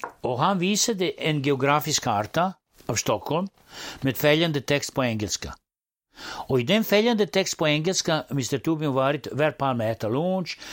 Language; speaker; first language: Swedish; non-native, fluent; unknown